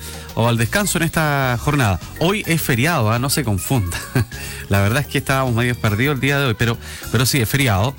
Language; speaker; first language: Spanish; native; Spanish